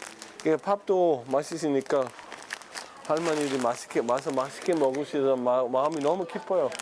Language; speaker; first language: Korean; non-native, fluent; Danish